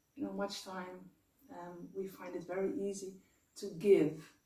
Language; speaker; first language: English; non-native, fluent; Dutch